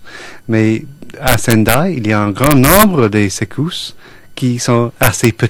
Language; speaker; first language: French; non-native, fluent; English